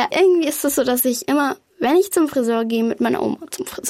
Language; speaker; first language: German; native; German